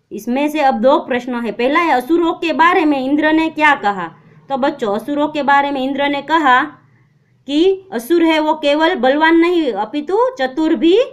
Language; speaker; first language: Hindi; non-native, local second language; Gujarati